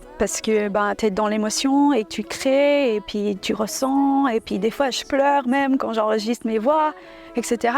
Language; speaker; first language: French; early bilingual, other home language; English